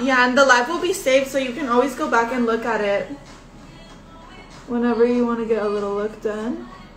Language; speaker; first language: English; native; English